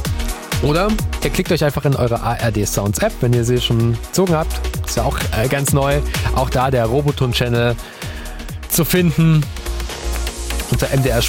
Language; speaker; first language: German; native; German